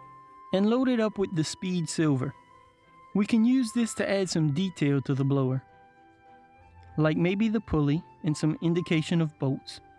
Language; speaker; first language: English; native; English